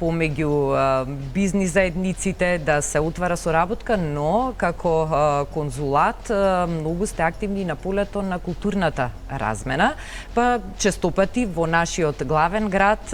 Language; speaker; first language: Macedonian; native; Macedonian